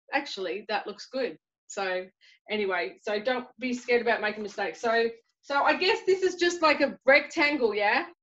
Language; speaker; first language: English; native; English